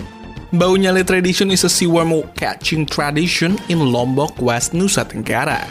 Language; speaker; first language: English; non-native, local second language; Indonesian